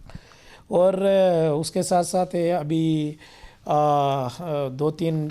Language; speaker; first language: Hindi; non-native, local second language; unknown